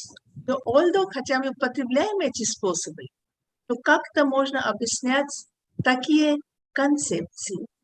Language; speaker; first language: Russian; non-native, fluent; Hindi